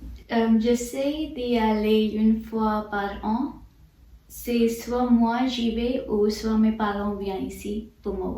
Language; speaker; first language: French; non-native, learner; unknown